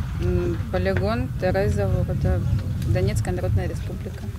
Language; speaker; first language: Ukrainian; non-native, local second language; Russian